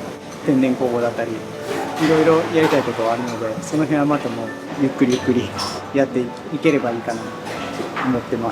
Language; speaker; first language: Japanese; native; Japanese